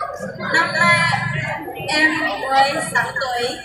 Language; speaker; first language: Vietnamese; non-native, local second language; Hmong